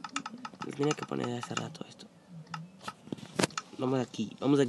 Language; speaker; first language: Spanish; native; Spanish